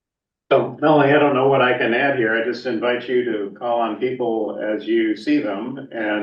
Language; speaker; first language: English; native; English